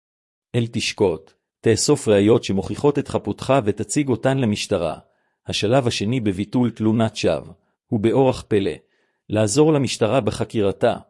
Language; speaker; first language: Hebrew; native; Hebrew